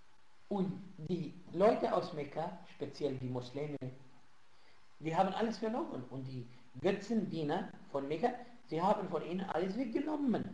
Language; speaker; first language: German; non-native, fluent; Arabic